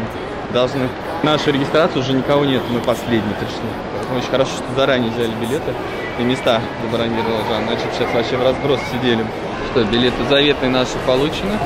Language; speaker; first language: Russian; native; Russian